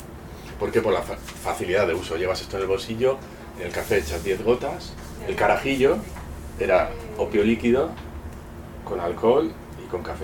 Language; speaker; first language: Spanish; native; Spanish